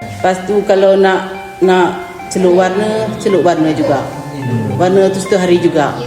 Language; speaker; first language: Malay; non-native, local second language; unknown